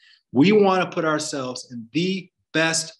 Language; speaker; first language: English; native; English